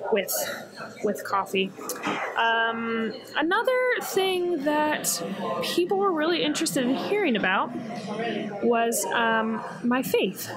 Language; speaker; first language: English; native; English